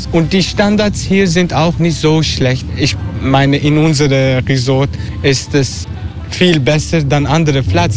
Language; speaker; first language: German; non-native, learner; Turkish